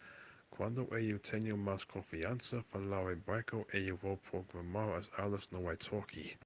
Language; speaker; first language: Portuguese; non-native, learner; English